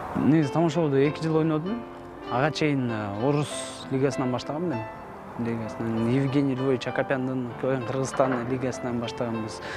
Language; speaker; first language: Kyrgyz; native; Kyrgyz